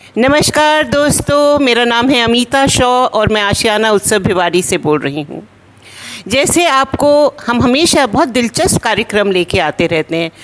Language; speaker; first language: Hindi; native; Hindi